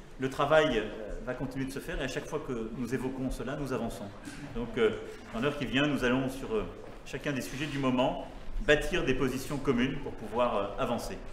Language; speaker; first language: French; native; French